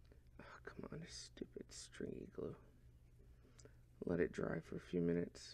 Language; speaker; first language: English; native; English